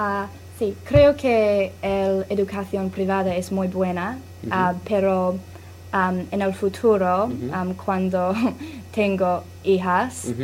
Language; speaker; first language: Spanish; non-native, learner; English